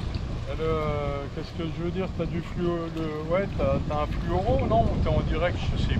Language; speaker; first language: French; native; French